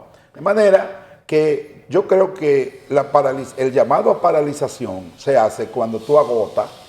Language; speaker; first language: Spanish; native; Spanish